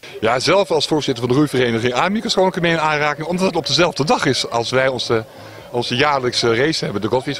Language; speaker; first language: Dutch; native; Dutch